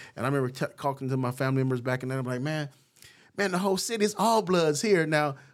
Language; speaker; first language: English; native; English